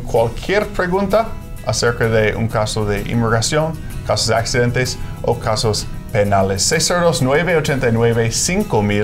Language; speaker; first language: Spanish; non-native, fluent; English